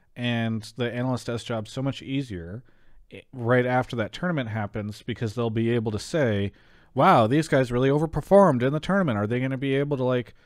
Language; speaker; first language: English; native; English